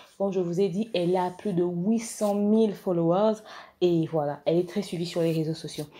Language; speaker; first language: French; non-native, local second language; Lingala